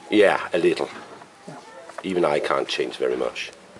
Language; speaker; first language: English; non-native, fluent; Danish